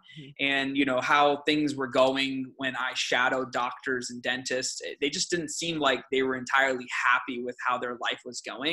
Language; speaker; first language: English; early bilingual, other home language; Aramaic